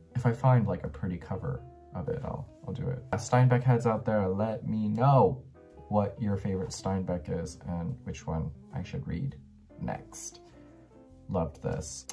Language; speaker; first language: English; native; English